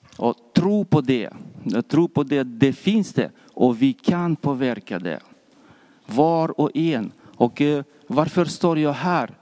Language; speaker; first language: Swedish; non-native, fluent; Russian